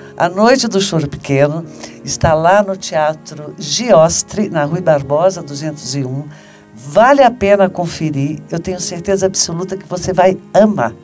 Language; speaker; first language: Portuguese; native; Portuguese